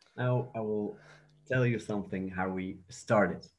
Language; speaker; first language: English; non-native, fluent; Dutch